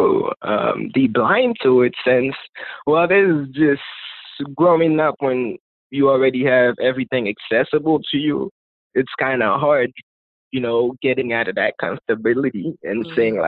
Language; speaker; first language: English; non-native, fluent; Haitian Creole